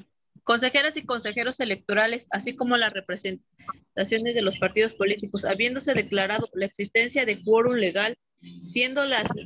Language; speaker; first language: Spanish; native; Spanish